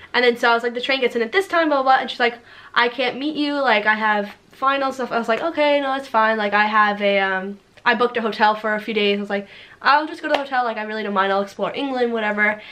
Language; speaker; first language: English; native; English